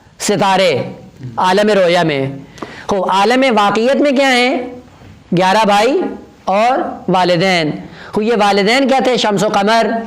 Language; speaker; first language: Urdu; non-native, local second language; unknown